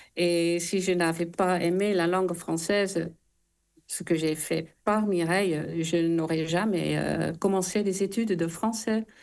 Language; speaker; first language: French; non-native, fluent; Dutch